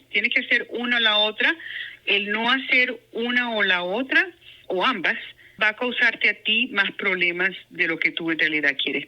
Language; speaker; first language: Spanish; non-native, local second language; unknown